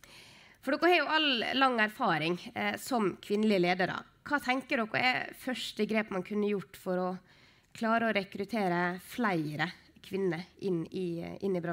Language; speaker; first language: Norwegian; native; Norwegian